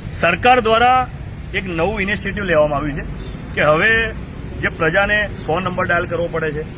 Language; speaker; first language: Gujarati; native; Gujarati